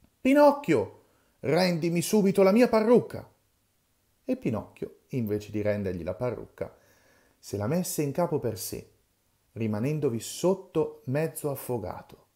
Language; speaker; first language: Italian; native; Italian